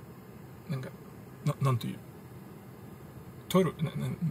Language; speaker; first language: Japanese; non-native, fluent; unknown